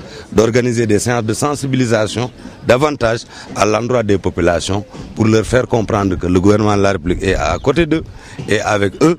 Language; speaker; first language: French; non-native, local second language; Wolof